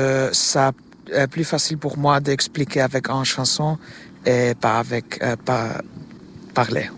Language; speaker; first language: French; non-native, learner; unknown